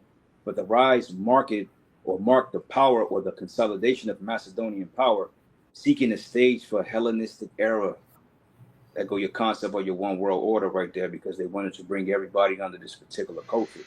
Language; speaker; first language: English; native; English